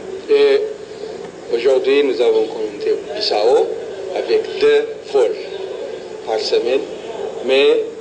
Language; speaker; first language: French; non-native, fluent; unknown